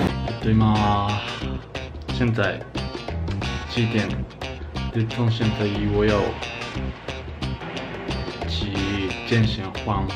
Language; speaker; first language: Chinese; non-native, learner; Japanese